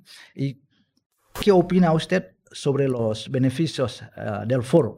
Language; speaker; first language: Spanish; non-native, fluent; Indonesian